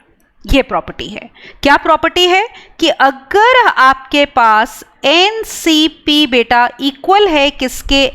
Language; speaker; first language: Hindi; native; Hindi